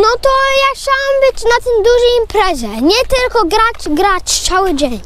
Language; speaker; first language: Polish; early bilingual, heritage; Polish